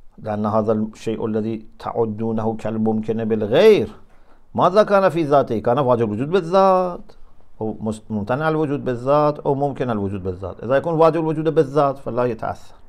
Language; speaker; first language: Arabic; non-native, fluent; Persian